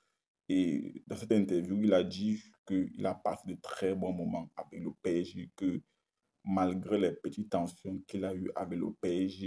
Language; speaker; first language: French; native; French